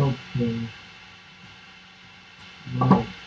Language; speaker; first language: English; non-native, fluent; Italian